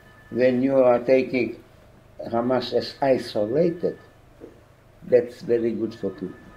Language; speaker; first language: English; non-native, fluent; Lithuanian